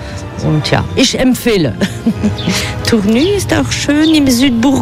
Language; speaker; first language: German; non-native, fluent; French